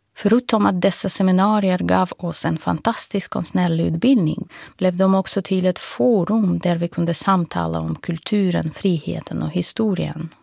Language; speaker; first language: Swedish; non-native, fluent; Russian